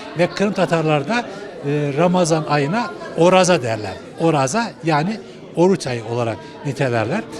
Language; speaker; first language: Turkish; native; Turkish